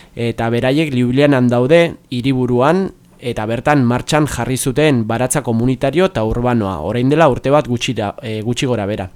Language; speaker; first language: Basque; early bilingual, heritage; Basque